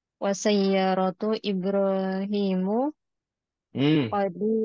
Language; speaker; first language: Arabic; non-native, learner; Indonesian